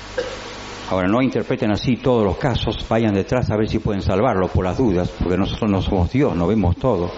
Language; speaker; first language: Spanish; native; Spanish